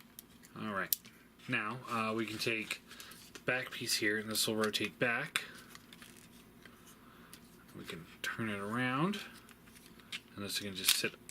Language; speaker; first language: English; native; English